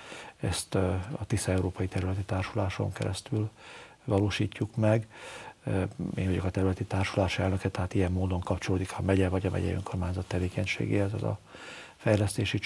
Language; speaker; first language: Hungarian; native; Hungarian